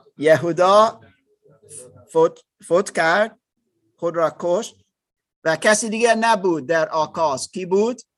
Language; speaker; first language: Persian; non-native, learner; German